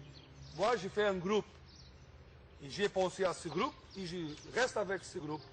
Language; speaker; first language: French; non-native, fluent; Portuguese